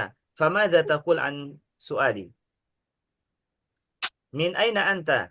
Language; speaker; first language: Arabic; non-native, fluent; Indonesian